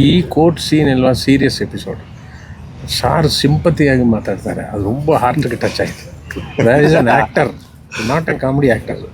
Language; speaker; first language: Kannada; non-native, learner; Telugu